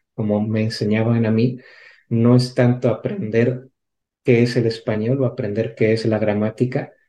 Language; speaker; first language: Spanish; native; Spanish